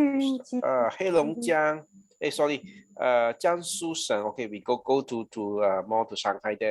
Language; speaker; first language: English; non-native, local second language; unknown